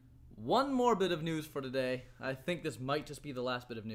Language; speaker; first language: English; native; English